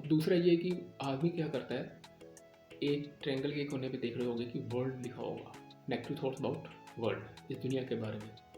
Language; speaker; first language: Hindi; non-native, local second language; Punjabi